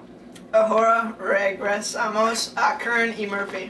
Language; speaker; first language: Spanish; non-native, learner; English